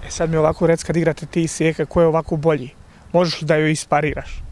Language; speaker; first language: Serbian; native; Serbian